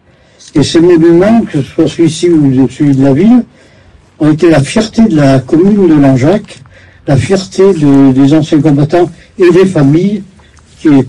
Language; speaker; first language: French; native; French